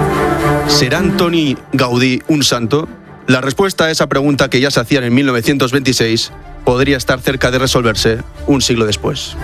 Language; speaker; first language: Spanish; native; Spanish